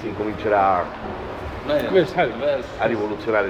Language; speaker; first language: Italian; native; Italian